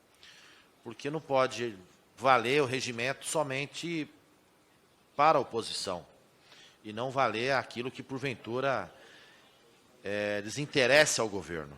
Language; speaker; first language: Portuguese; native; Portuguese